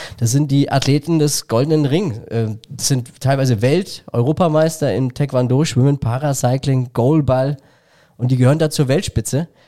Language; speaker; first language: German; native; German